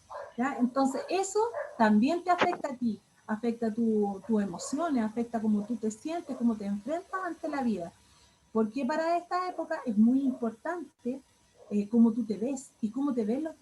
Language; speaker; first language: Spanish; native; Spanish